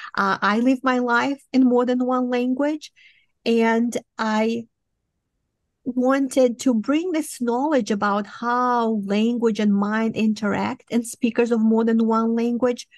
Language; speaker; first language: English; non-native, fluent; Romanian